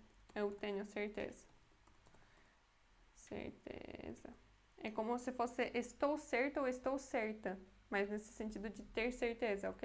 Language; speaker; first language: Portuguese; non-native, fluent; Polish